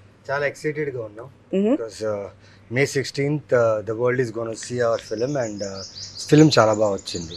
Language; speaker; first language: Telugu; native; Telugu